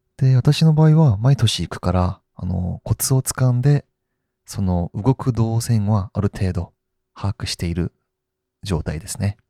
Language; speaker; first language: Japanese; non-native, fluent; Korean